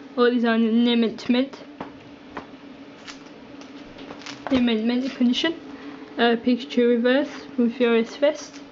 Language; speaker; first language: English; native; English